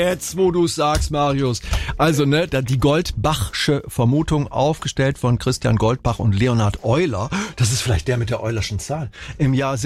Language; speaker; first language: German; native; German